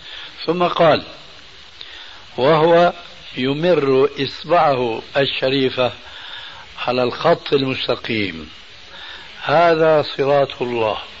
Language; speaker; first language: Arabic; early bilingual, other home language; Albanian